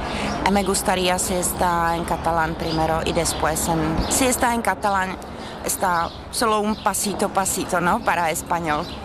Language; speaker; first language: Spanish; non-native, learner; Czech